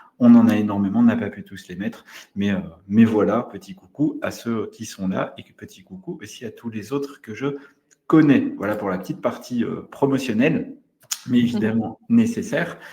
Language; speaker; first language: French; native; French